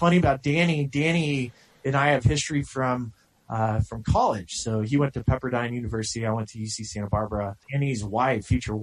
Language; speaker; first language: English; native; English